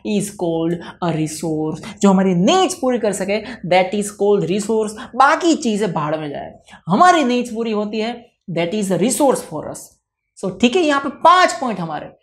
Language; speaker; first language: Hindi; non-native, local second language; Gujarati